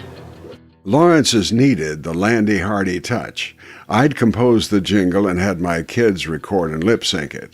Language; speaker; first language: English; native; English